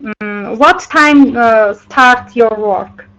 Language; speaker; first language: English; non-native, learner; Armenian